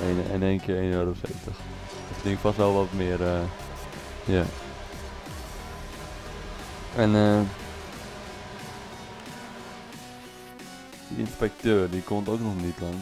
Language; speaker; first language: Dutch; native; Dutch